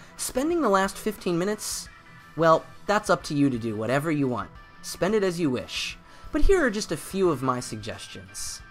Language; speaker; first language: English; native; English